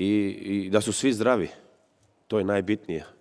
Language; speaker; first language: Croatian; early bilingual, heritage; Croatian